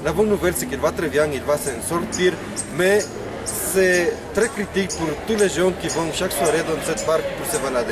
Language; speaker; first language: French; non-native, fluent; Spanish